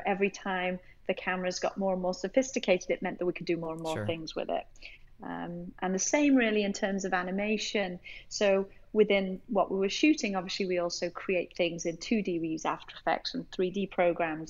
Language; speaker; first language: English; native; English